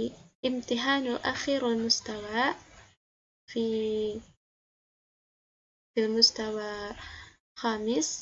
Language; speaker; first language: Arabic; non-native, learner; Indonesian